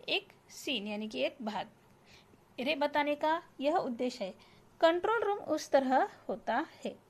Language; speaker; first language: Hindi; non-native, local second language; Marathi